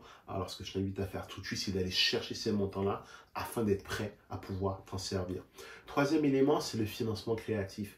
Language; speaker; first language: French; native; French